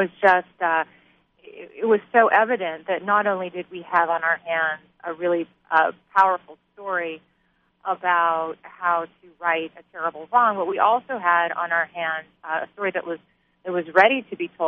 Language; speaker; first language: English; native; English